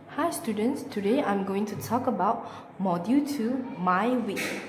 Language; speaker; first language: English; non-native, local second language; Chinese